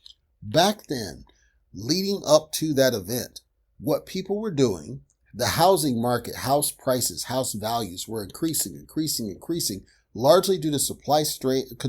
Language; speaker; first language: English; native; English